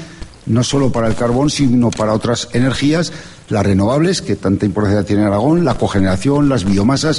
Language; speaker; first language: Spanish; native; Spanish